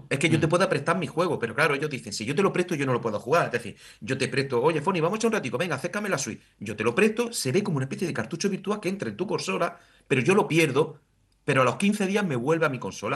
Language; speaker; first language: Spanish; native; Spanish